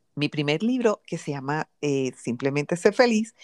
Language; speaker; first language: Spanish; native; Spanish